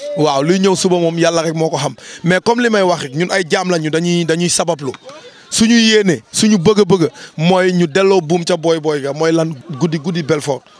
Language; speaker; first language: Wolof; native; Wolof